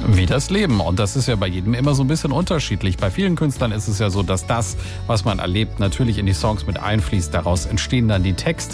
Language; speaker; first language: German; native; German